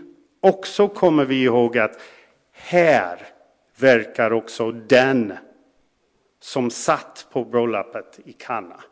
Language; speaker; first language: Swedish; non-native, fluent; English